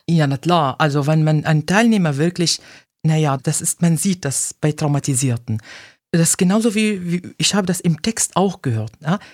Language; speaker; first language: German; non-native, fluent; Arabic